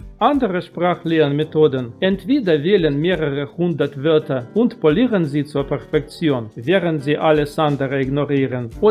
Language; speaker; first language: German; non-native, fluent; Russian